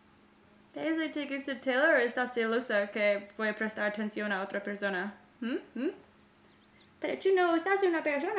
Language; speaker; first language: Spanish; non-native, learner; English